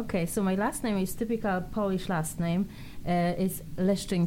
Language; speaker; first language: English; non-native, fluent; Polish